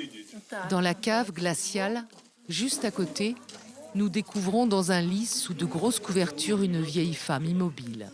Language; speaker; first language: French; native; French